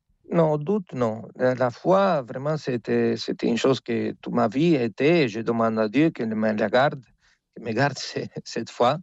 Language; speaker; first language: French; non-native, fluent; Spanish